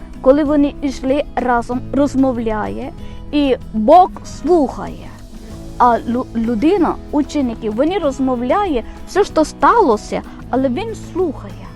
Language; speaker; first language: Ukrainian; non-native, fluent; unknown